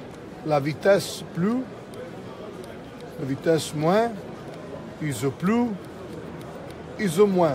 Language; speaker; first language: French; non-native, fluent; Italian